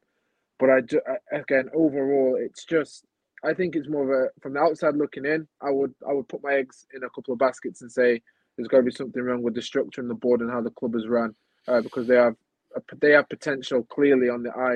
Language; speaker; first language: English; native; English